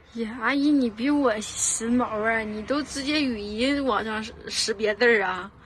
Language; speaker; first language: Chinese; native; Chinese